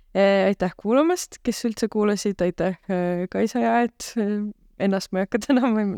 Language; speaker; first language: Estonian; native; Estonian